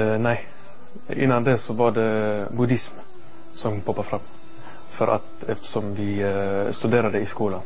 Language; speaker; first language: Swedish; non-native, learner; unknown